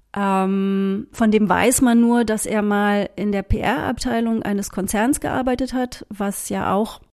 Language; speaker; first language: German; native; German